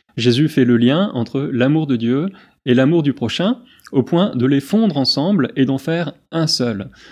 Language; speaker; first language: French; native; French